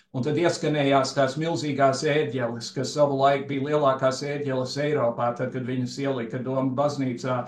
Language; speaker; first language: Latvian; early bilingual, heritage; Latvian